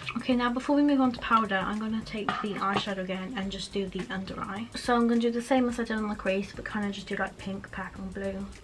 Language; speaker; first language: English; native; English